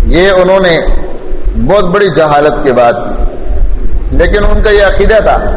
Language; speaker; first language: Urdu; non-native, local second language; Pashto